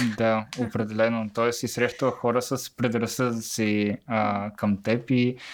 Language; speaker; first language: Bulgarian; native; Bulgarian